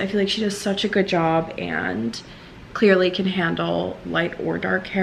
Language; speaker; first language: English; native; English